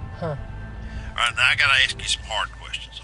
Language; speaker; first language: English; native; English